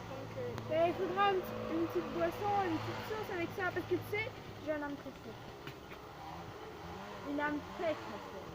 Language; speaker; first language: French; native; French